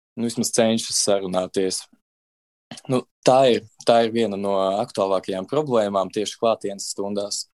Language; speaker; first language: Latvian; native; Latvian